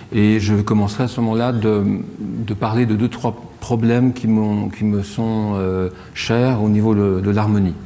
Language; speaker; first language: French; native; French